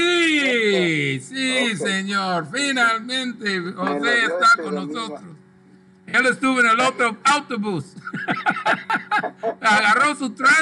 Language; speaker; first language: Spanish; non-native, local second language; English